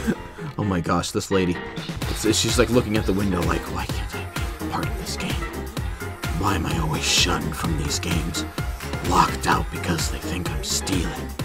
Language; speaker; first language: English; native; English